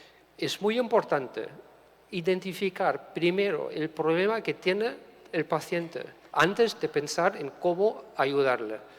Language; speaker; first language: Spanish; non-native, fluent; German